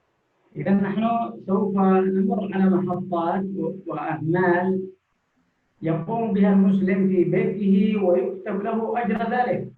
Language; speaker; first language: Arabic; native; Arabic